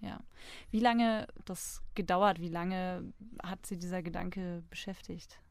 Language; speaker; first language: German; native; German